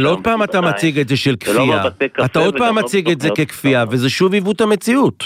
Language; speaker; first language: Hebrew; native; Hebrew